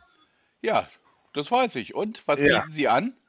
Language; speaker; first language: German; native; German